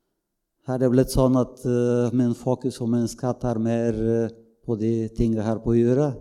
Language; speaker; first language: Norwegian; non-native, fluent; Bulgarian